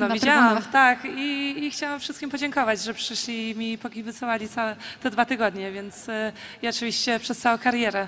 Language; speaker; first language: Polish; early bilingual, heritage; Polish